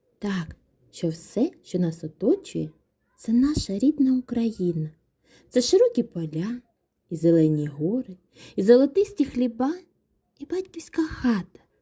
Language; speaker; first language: Ukrainian; native; Ukrainian